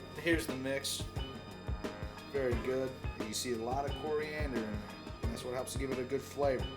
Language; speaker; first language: English; native; English